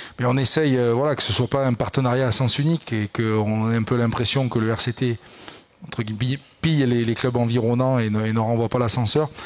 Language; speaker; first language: French; native; French